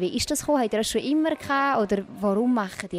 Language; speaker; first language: German; native; German